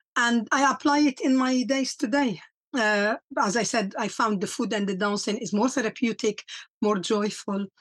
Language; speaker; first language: English; non-native, fluent; Arabic